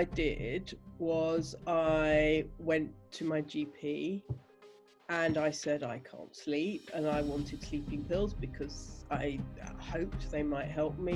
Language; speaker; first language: English; native; English